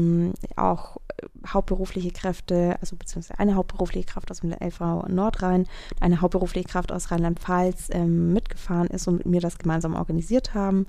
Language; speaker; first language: German; native; German